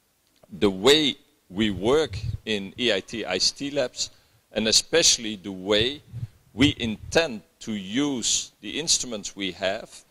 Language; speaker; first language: English; non-native, fluent; Dutch